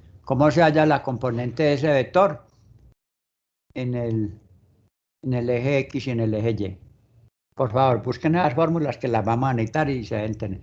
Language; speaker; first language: Spanish; native; Spanish